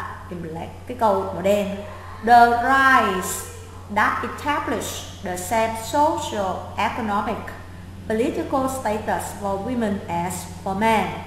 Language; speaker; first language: English; non-native, fluent; Vietnamese